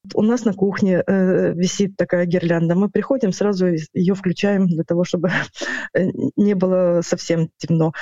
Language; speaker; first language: Russian; non-native, local second language; Ukrainian